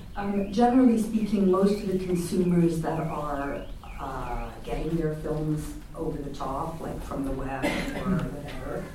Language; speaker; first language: English; native; English